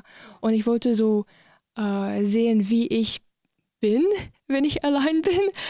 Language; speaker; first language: German; non-native, learner; English